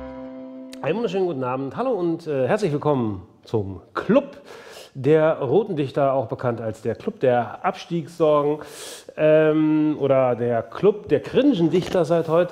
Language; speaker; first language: German; native; German